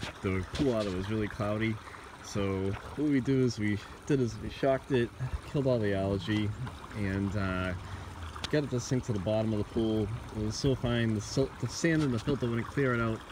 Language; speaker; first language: English; native; English